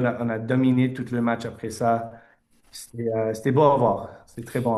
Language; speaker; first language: French; non-native, fluent; English